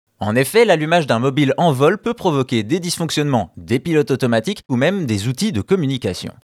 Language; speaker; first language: French; native; French